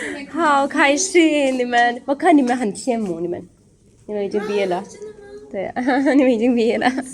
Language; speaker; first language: Chinese; non-native, learner; Urdu